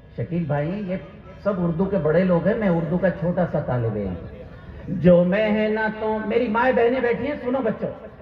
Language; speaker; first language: Urdu; native; Urdu